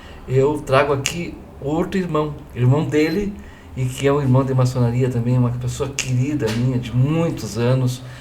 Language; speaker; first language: Portuguese; native; Portuguese